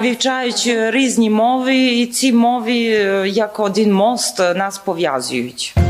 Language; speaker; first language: Ukrainian; non-native, learner; Serbian